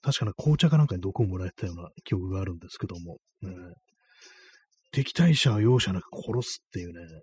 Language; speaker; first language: Japanese; native; Japanese